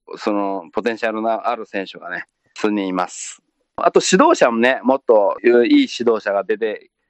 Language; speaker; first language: Japanese; non-native, fluent; Chinese